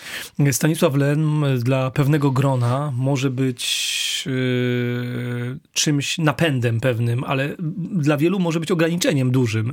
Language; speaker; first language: Polish; native; Polish